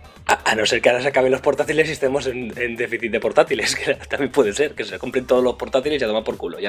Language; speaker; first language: Spanish; native; Spanish